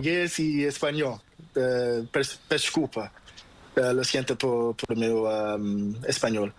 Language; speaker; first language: Spanish; non-native, learner; Portuguese